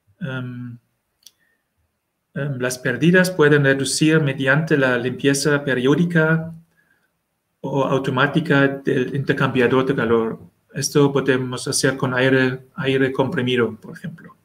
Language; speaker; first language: Spanish; non-native, learner; German